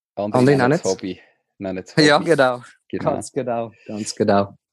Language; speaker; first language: German; native; German